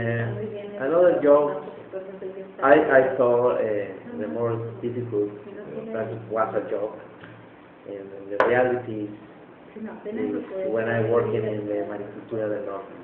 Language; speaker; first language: English; non-native, learner; Spanish